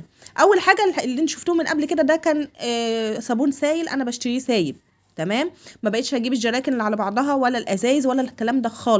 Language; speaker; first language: Arabic; native; Arabic